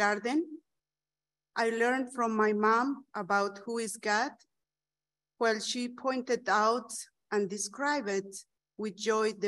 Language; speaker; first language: English; non-native, fluent; Spanish